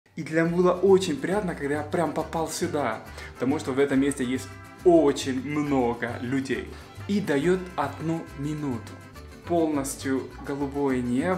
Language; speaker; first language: Russian; non-native, fluent; Spanish